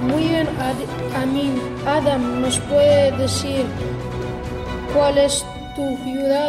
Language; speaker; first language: Spanish; early bilingual, other home language; Arabic